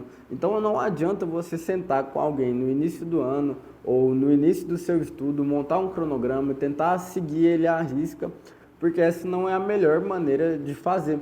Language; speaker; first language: Portuguese; native; Portuguese